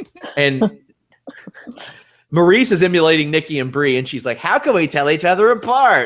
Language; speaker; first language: English; native; English